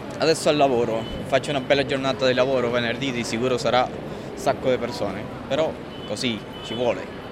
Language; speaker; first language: Italian; non-native, learner; Spanish